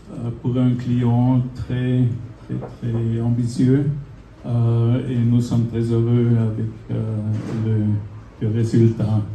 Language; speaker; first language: French; non-native, fluent; German